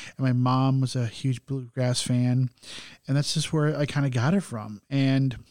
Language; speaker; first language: English; native; English